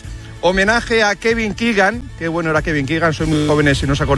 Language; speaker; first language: Spanish; native; Spanish